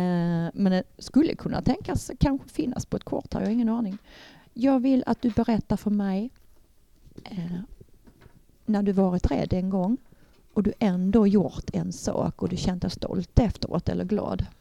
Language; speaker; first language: Swedish; native; Swedish